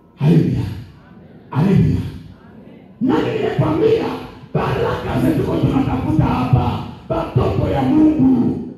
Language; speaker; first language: Swahili; native; Swahili